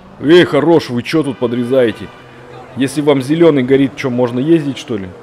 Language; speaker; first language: Russian; native; Russian